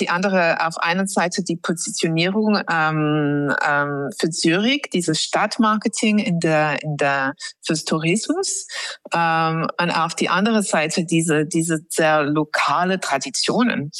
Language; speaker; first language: German; non-native, fluent; English